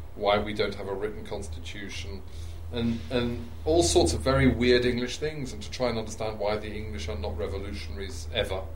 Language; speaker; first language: English; native; English